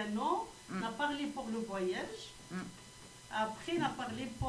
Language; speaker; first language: French; non-native, learner; Arabic